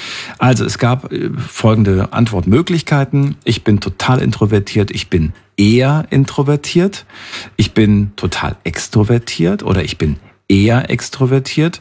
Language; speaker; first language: German; native; German